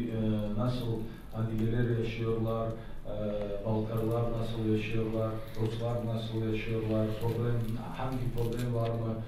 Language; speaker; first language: Turkish; non-native, learner; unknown